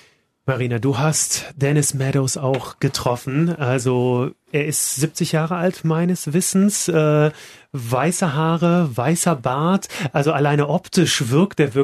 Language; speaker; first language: German; native; German